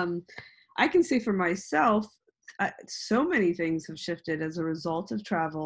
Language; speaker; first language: English; native; English